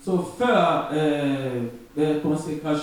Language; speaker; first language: Danish; non-native, learner; French